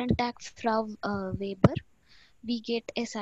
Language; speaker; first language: German; non-native, learner; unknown